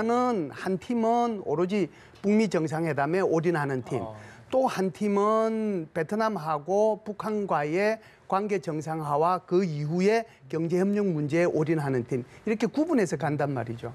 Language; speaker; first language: Korean; native; Korean